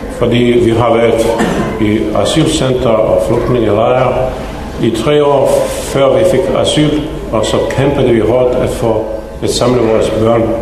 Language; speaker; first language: Danish; non-native, fluent; Bosnian